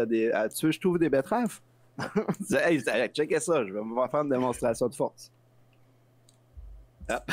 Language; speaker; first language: French; native; French